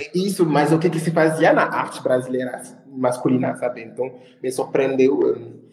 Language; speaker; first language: Portuguese; non-native, fluent; French